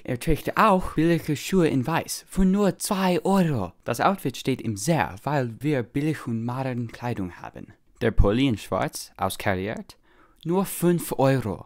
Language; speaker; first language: German; non-native, learner; English